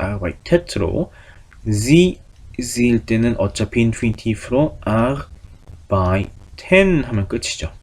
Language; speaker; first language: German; non-native, fluent; Korean